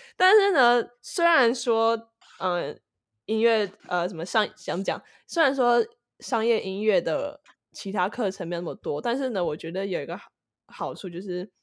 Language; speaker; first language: Chinese; native; Chinese